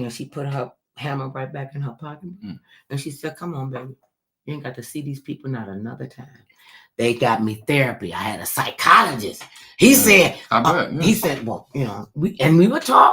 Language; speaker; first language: English; native; English